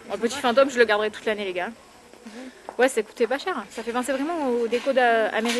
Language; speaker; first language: French; native; French